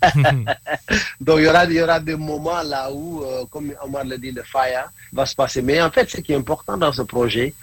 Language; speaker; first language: French; non-native, local second language; Mandingo